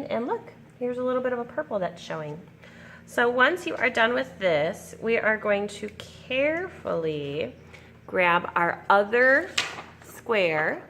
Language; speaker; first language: English; native; English